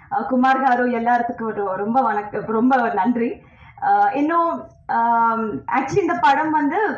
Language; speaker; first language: Tamil; non-native, learner; Telugu